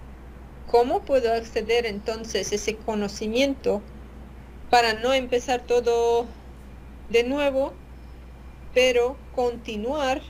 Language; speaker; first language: Spanish; non-native, fluent; Latvian